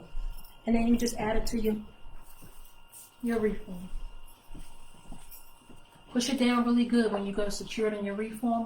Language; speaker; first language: English; native; English